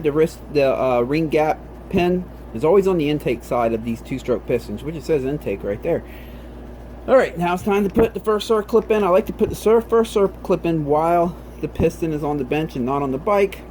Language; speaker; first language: English; native; English